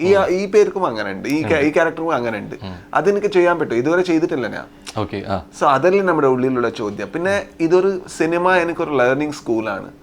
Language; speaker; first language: Malayalam; non-native, local second language; Kannada